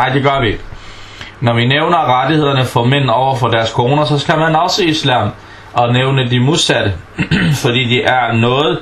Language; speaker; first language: Danish; non-native, fluent; Arabic